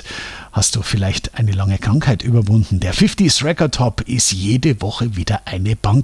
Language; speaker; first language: German; native; German